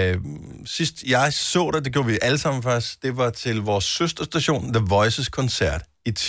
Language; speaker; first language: Danish; native; Danish